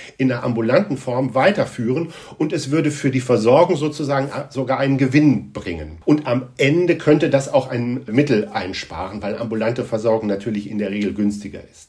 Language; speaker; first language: German; native; German